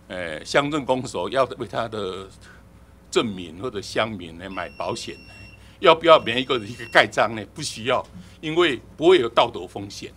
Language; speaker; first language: Chinese; native; Chinese